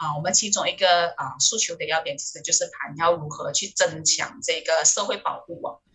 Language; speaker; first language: Chinese; native; Chinese